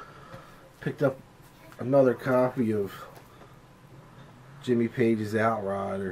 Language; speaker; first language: English; native; English